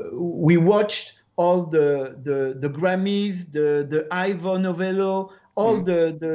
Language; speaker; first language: English; non-native, learner; French